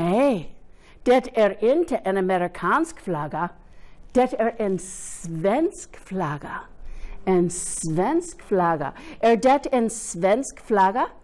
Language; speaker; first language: Swedish; non-native, fluent; English